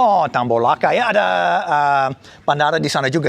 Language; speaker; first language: Indonesian; non-native, fluent; English